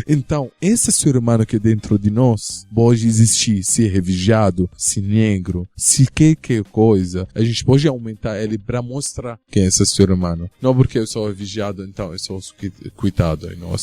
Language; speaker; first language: Portuguese; non-native, learner; Arabic